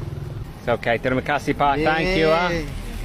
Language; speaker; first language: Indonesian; non-native, learner; English